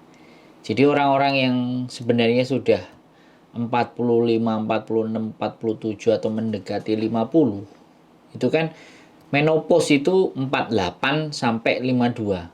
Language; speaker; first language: Indonesian; non-native, local second language; Javanese